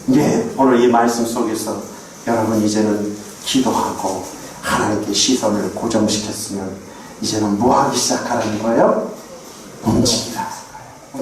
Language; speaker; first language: Korean; native; Korean